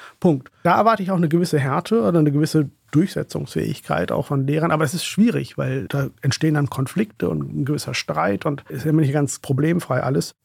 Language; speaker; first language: German; early bilingual, other home language; Urdu